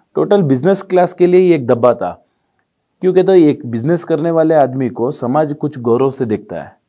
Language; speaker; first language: Hindi; non-native, local second language; Marwari